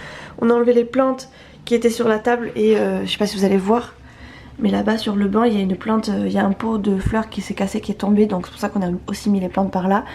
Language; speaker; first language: French; native; French